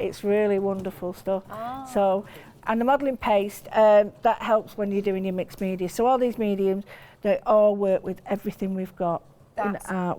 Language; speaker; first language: English; native; English